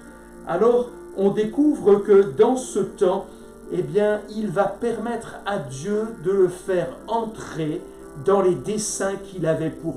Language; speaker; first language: French; native; French